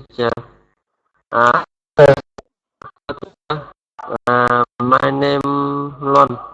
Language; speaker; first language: English; non-native, learner; Vietnamese